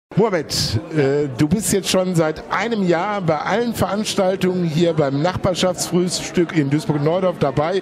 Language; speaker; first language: German; native; German